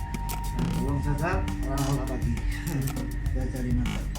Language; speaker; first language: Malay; non-native, learner; Bangla